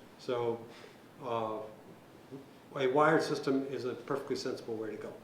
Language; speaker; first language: English; native; English